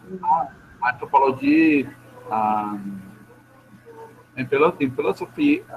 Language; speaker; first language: English; non-native, learner; Spanish